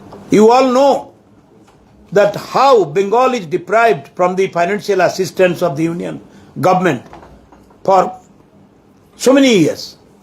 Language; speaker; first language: English; non-native, local second language; Bangla